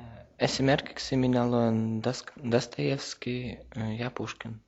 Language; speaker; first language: Finnish; non-native, learner; Russian